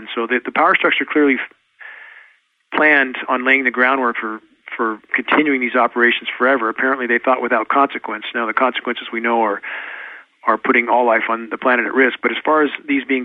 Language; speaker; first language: English; native; English